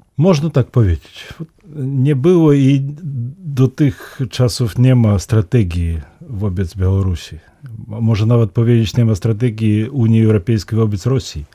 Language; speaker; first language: Polish; non-native, fluent; Russian